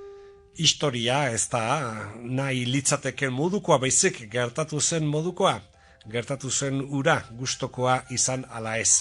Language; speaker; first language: Basque; native; Basque